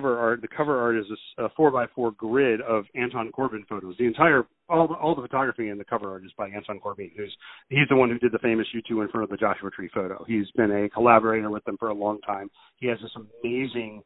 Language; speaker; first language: English; native; English